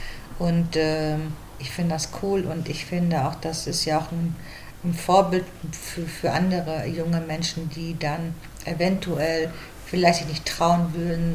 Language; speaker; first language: German; native; German